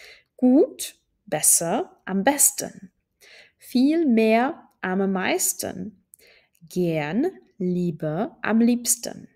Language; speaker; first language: German; non-native, fluent; Czech